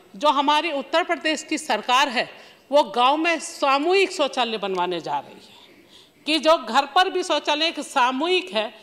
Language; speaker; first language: Hindi; native; Hindi